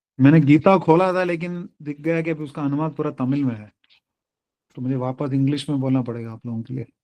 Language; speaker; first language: Hindi; non-native, local second language; Tamil